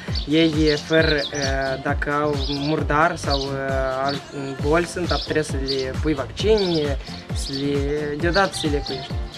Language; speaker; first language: Romanian; native; Romanian